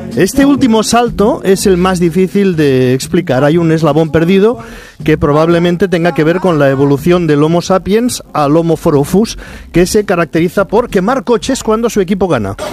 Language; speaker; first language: Spanish; native; Spanish